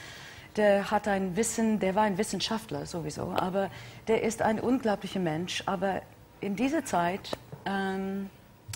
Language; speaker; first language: German; non-native, fluent; English